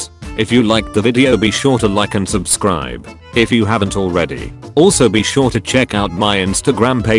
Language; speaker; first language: English; native; English